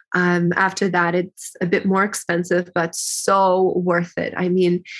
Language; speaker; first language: English; early bilingual, other home language; Ukrainian